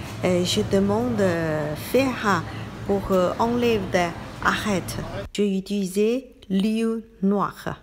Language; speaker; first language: French; non-native, learner; Chinese